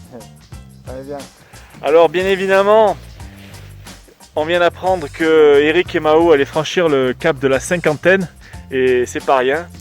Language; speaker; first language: French; native; French